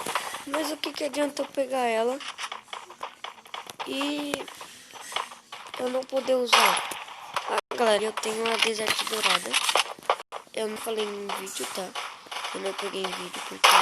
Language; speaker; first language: Portuguese; native; Portuguese